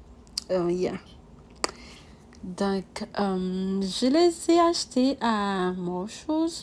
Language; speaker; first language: French; non-native, local second language; Haitian Creole